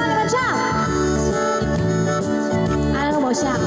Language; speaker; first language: Chinese; native; Chinese